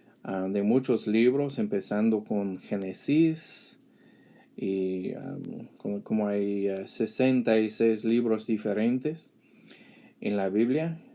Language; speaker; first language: Spanish; non-native, fluent; English